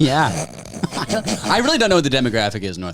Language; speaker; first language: English; native; English